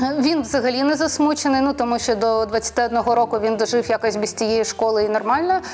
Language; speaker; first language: Ukrainian; non-native, local second language; Russian